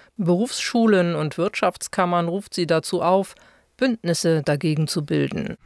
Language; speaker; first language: German; native; German